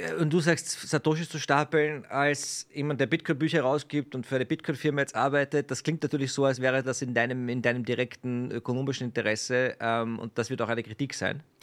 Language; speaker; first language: German; native; German